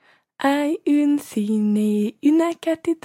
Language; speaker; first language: Spanish; non-native, learner; English